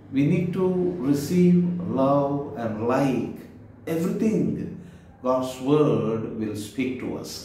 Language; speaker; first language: English; non-native, local second language; Kannada